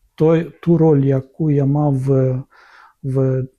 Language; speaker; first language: Ukrainian; non-native, local second language; Romanian